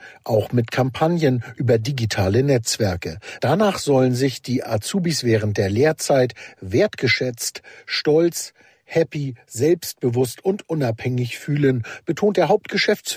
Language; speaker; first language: German; native; German